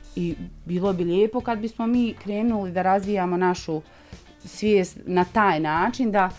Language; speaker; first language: Bosnian; native; Bosnian